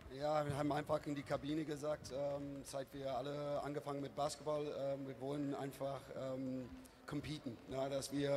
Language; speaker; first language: German; non-native, fluent; English